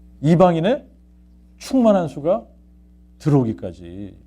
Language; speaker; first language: Korean; native; Korean